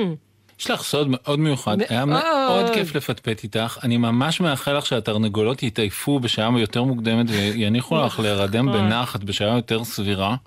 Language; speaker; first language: Hebrew; native; Hebrew